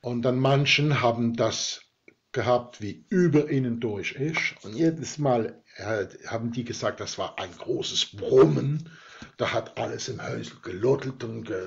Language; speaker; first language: German; non-native, local second language; Swiss German